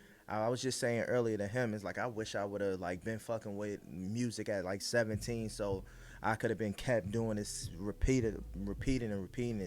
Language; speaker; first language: English; native; English